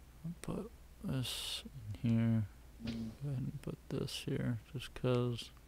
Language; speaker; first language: English; native; English